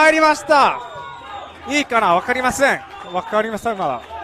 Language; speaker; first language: Japanese; non-native, learner; English